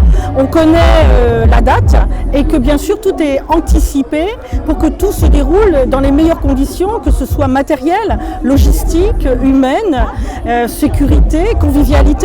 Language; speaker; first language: French; native; French